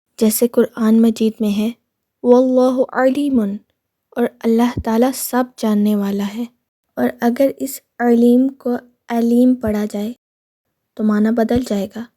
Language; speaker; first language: Urdu; native; Urdu